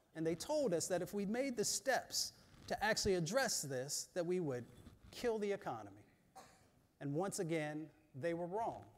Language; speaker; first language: English; native; English